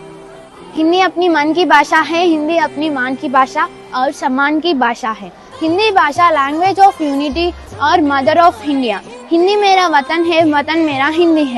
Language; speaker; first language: Hindi; non-native, local second language; Telugu